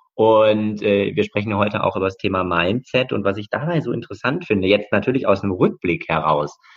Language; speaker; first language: German; native; German